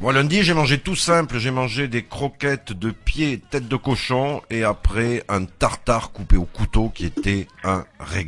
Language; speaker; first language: French; native; French